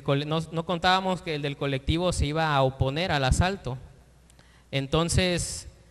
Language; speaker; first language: Spanish; native; Spanish